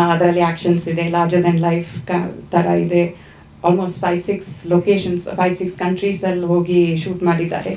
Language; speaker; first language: Kannada; non-native, fluent; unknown